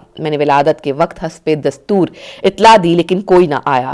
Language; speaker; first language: Urdu; native; Urdu